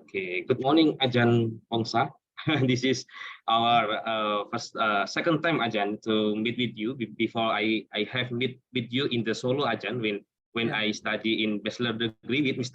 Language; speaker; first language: English; non-native, learner; Indonesian